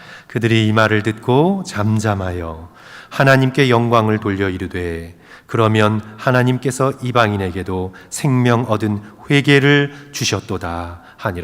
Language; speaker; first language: Korean; native; Korean